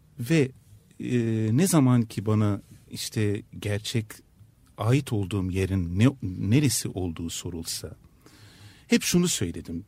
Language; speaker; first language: Turkish; native; Turkish